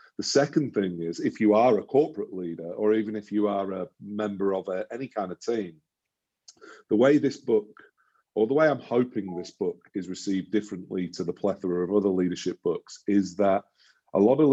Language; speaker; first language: English; native; English